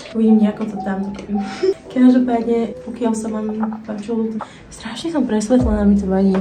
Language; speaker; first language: Slovak; early bilingual, heritage; Slovak